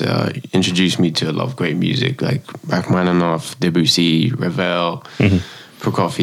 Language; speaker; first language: English; native; English